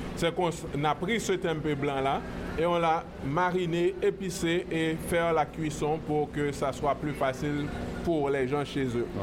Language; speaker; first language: French; native; French